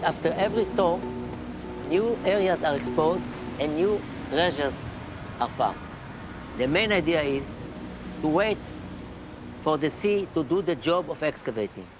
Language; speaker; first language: English; non-native, fluent; Hebrew